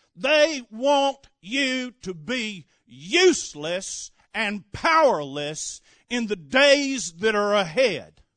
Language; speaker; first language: English; native; English